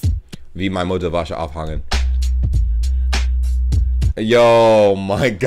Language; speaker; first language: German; non-native, learner; English